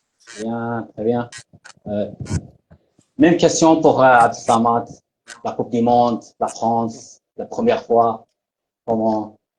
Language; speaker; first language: French; non-native, learner; Arabic